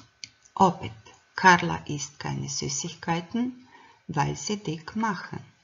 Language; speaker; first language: German; non-native, fluent; Croatian